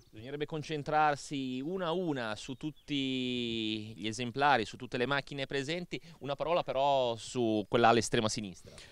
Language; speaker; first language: Italian; native; Italian